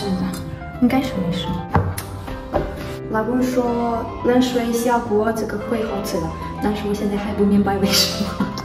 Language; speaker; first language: Chinese; non-native, learner; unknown